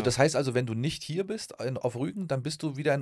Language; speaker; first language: German; native; German